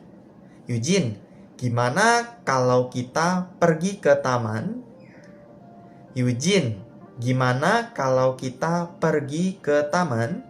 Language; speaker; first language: Indonesian; non-native, fluent; Korean